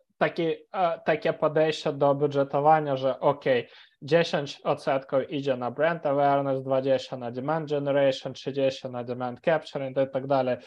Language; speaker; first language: Polish; non-native, fluent; Ukrainian